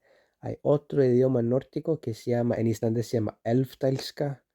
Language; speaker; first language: Spanish; non-native, fluent; Icelandic